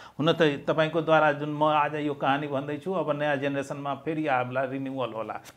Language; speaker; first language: Nepali; non-native, local second language; Maithili